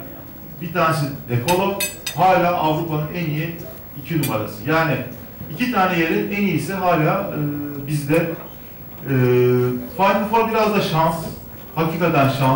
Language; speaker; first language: Turkish; native; Turkish